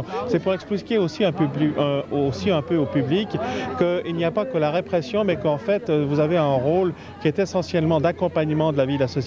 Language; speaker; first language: French; native; French